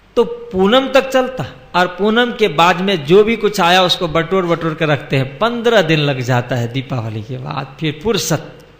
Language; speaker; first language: Hindi; non-native, local second language; Gujarati